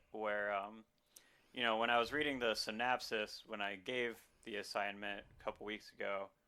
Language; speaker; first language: English; native; English